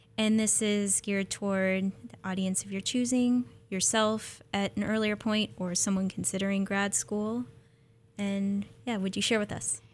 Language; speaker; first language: English; native; English